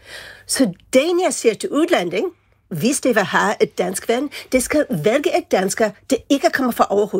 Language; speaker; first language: Danish; non-native, fluent; English